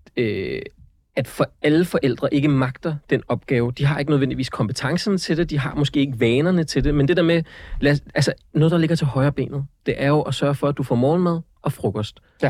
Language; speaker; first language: Danish; early bilingual, other home language; Central Kurdish